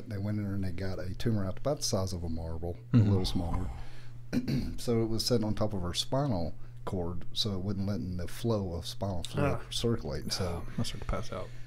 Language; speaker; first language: English; native; English